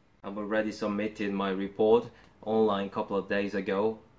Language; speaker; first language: English; non-native, fluent; Korean